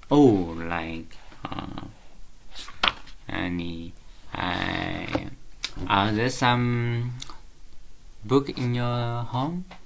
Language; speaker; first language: English; non-native, learner; Chinese